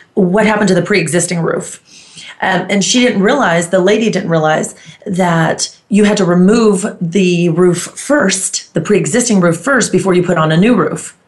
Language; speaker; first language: English; non-native, fluent; Greek